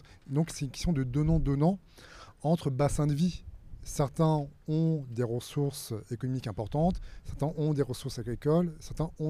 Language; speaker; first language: French; native; French